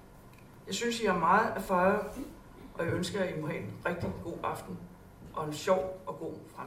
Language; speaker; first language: Danish; native; Danish